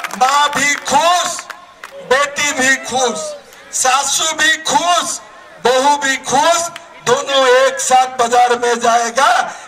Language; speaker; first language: Hindi; non-native, local second language; Assamese